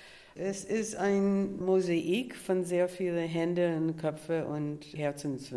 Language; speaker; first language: German; non-native, fluent; English